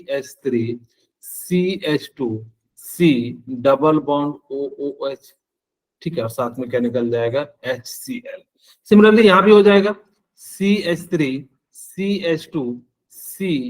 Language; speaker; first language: Hindi; native; Hindi